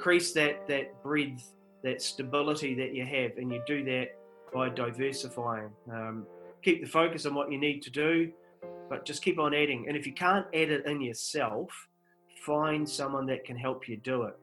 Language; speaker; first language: English; native; English